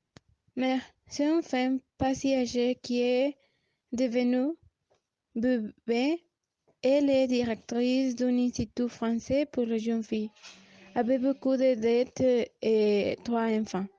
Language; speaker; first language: French; non-native, learner; Spanish